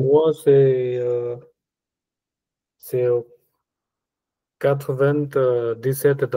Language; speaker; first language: French; non-native, learner; Punjabi